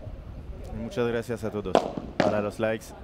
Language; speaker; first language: Spanish; non-native, learner; French